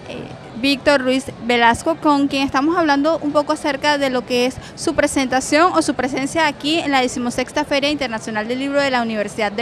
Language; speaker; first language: Spanish; native; Spanish